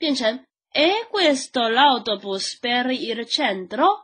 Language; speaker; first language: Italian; non-native, fluent; Chinese